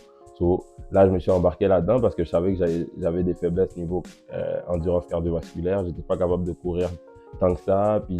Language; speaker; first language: French; native; French